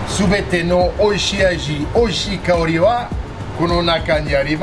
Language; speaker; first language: Japanese; non-native, fluent; French